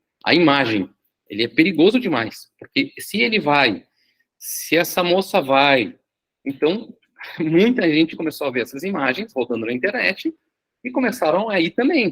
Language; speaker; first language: Portuguese; early bilingual, other home language; Arabic